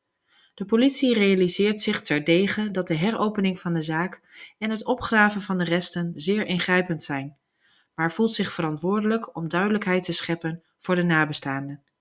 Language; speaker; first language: Dutch; native; Dutch